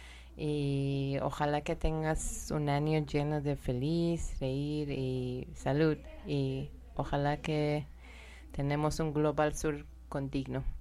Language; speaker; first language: Spanish; non-native, learner; Persian